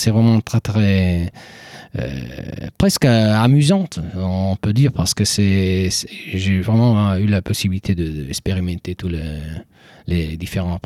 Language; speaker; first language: French; non-native, fluent; Italian